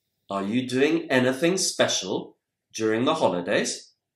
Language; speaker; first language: English; native; English